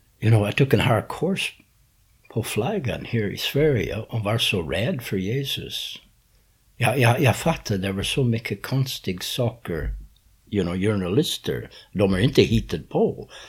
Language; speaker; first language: Swedish; non-native, fluent; English